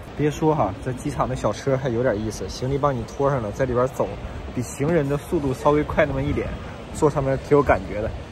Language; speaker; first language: Chinese; native; Chinese